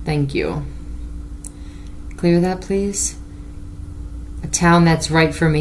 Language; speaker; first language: English; native; English